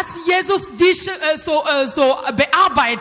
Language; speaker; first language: German; non-native, learner; French